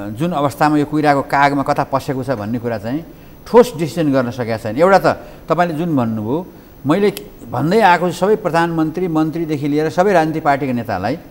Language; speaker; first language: Nepali; native; Nepali